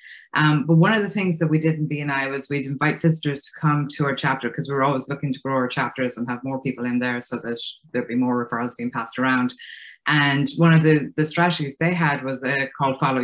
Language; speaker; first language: English; native; English